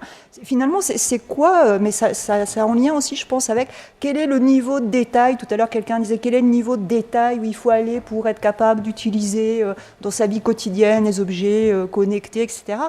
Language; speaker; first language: French; native; French